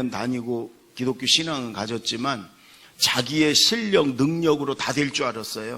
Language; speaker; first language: Korean; native; Korean